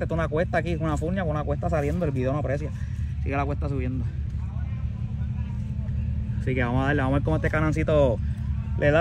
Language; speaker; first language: Spanish; native; Spanish